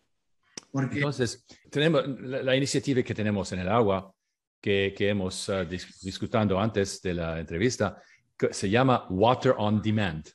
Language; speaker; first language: Spanish; non-native, fluent; French